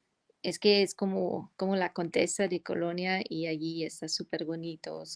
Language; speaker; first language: Spanish; non-native, fluent; German